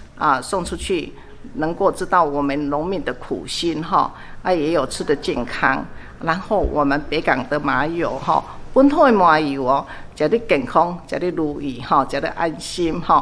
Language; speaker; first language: Chinese; non-native, local second language; Min Nan Chinese